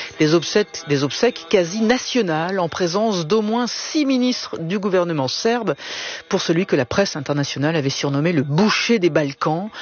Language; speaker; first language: French; native; French